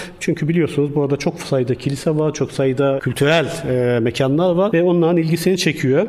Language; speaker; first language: Turkish; native; Turkish